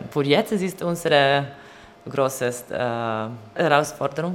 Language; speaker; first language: German; non-native, learner; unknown